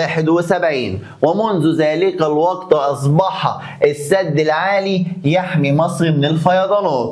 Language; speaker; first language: Arabic; native; Arabic